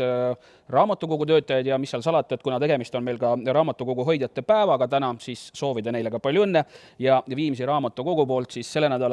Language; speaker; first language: Estonian; native; Estonian